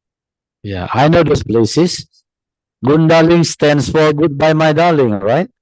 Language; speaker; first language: English; non-native, fluent; Indonesian